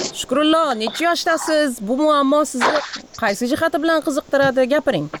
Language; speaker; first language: Uzbek; native; Uzbek